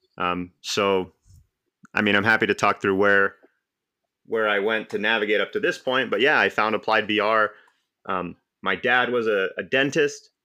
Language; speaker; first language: English; native; English